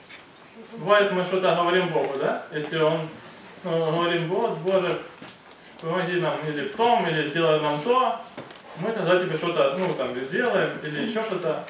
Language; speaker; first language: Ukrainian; non-native, local second language; Russian